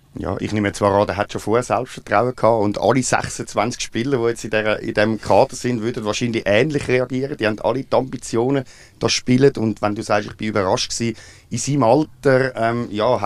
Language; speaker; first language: German; native; German